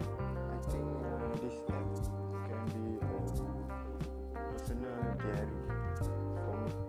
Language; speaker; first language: English; non-native, learner; Malay